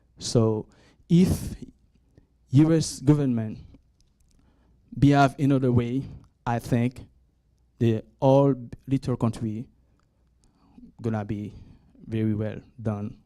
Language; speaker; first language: English; non-native, learner; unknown